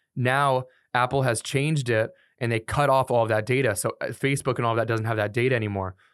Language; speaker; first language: English; native; English